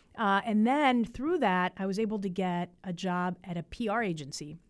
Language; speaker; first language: English; early bilingual, other home language; Spanish